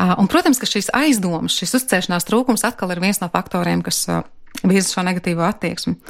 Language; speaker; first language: Latvian; native; Latvian